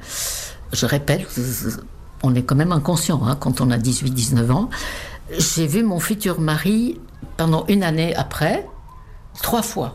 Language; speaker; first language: French; non-native, fluent; Czech